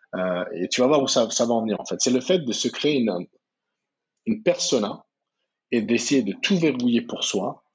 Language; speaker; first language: French; native; French